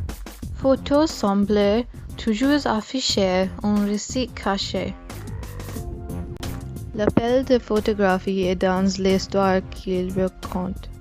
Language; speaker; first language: French; non-native, learner; English